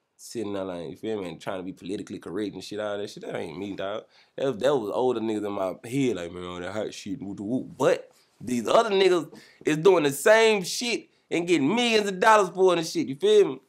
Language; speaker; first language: English; native; English